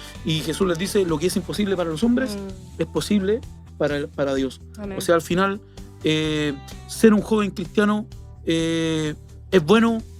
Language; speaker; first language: Spanish; native; Spanish